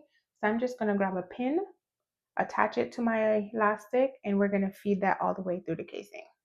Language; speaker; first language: English; native; English